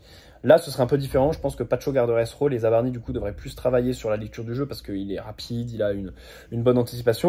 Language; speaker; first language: French; native; French